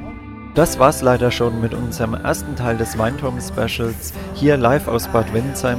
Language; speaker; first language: German; native; German